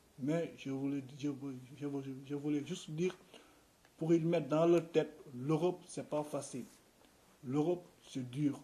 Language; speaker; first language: French; non-native, local second language; Wolof